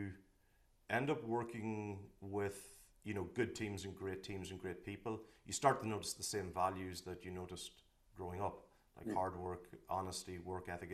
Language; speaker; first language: English; native; English